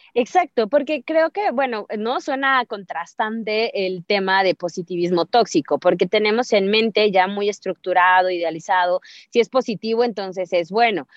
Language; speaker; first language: Spanish; native; Spanish